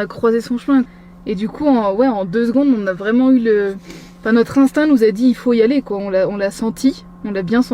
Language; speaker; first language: French; native; French